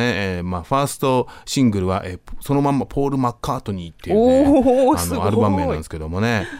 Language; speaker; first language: Japanese; native; Japanese